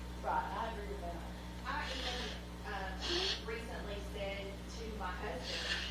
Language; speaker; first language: English; native; English